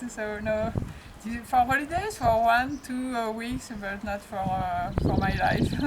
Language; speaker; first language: English; non-native, learner; French